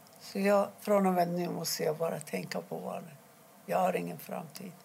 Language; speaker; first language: Swedish; non-native, fluent; Persian